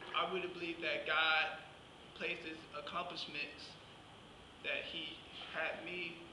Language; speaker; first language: English; native; English